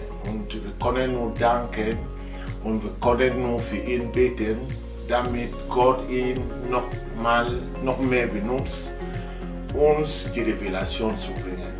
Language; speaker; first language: German; non-native, fluent; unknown